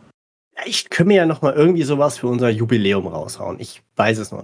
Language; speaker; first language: German; native; German